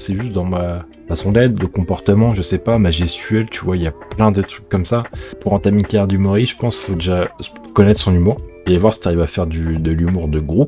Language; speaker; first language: French; native; French